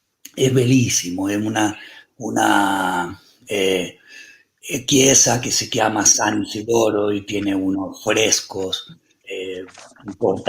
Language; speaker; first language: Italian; non-native, learner; Spanish